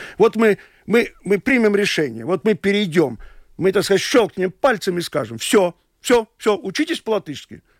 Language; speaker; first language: Russian; non-native, local second language; Latvian